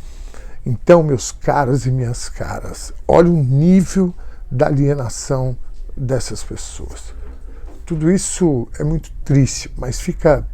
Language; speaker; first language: Portuguese; native; Portuguese